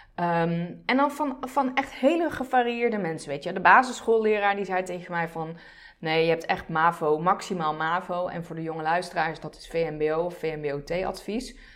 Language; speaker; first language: Dutch; early bilingual, other home language; Turkish